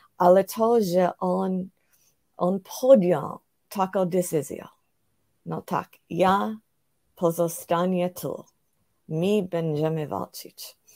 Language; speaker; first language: Polish; non-native, fluent; English